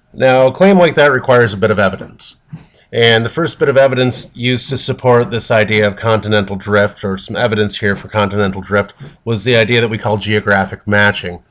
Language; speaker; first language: English; native; English